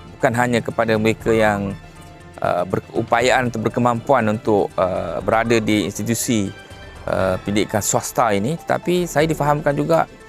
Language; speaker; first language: Malay; native; Malay